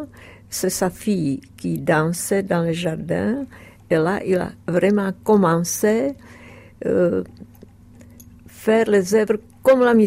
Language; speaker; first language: French; non-native, fluent; Czech